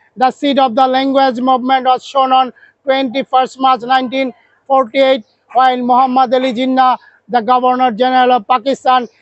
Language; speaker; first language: English; non-native, local second language; Bangla